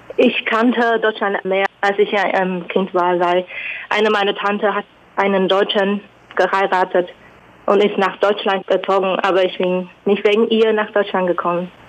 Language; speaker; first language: German; non-native, fluent; Chinese